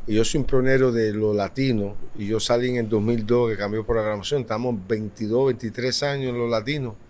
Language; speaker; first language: Spanish; early bilingual, heritage; Spanish